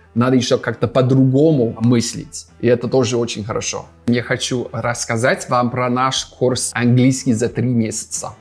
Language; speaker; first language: Russian; native; Russian